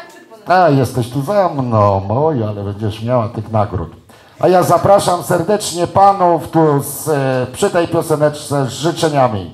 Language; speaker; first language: Polish; native; Polish